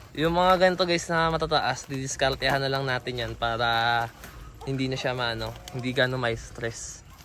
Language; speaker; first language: Filipino; native; Filipino